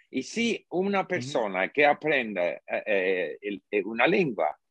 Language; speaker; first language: Italian; non-native, learner; English